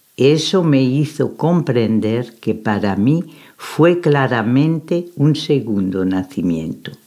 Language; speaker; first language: Spanish; native; Spanish